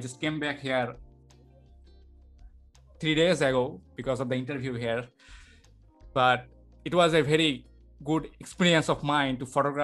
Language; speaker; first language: English; non-native, local second language; Bangla